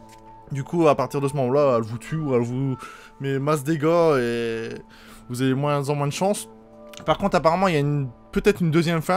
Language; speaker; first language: French; native; French